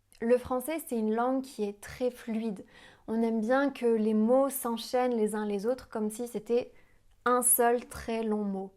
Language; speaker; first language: French; native; French